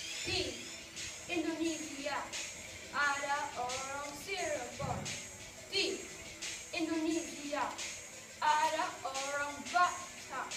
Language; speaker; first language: Indonesian; non-native, learner; English